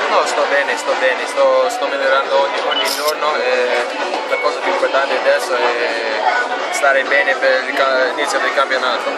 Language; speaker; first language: Italian; non-native, fluent; English